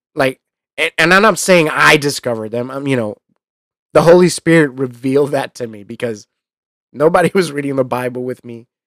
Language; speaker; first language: English; native; English